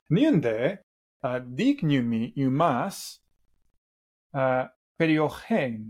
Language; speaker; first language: Greek; non-native, learner; English